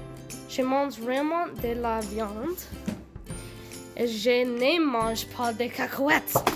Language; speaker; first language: French; non-native, learner; English